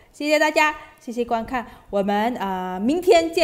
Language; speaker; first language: Chinese; non-native, fluent; Malay